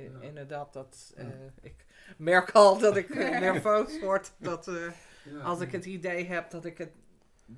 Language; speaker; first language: Dutch; non-native, fluent; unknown